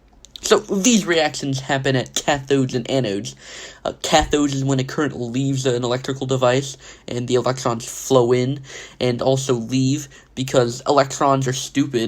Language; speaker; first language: English; native; English